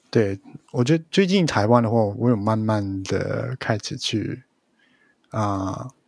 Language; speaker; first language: Chinese; non-native, local second language; Cantonese